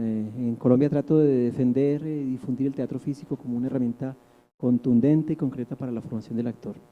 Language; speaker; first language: Spanish; native; Spanish